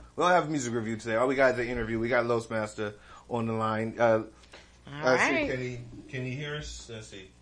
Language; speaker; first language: English; native; English